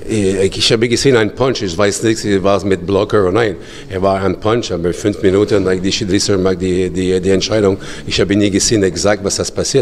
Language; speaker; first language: German; non-native, learner; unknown